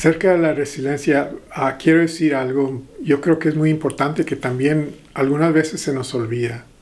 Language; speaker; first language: Spanish; early bilingual, heritage; Spanish